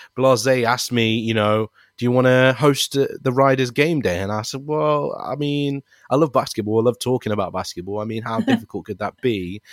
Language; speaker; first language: English; native; English